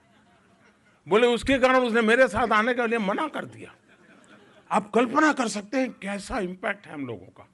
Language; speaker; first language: Hindi; non-native, local second language; Gujarati